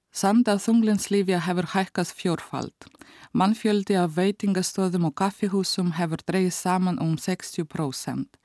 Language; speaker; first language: Icelandic; non-native, fluent; Russian